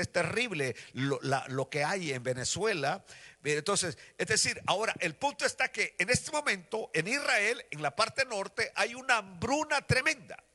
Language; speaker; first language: Spanish; native; Spanish